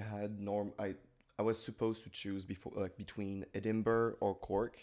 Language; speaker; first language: English; non-native, fluent; French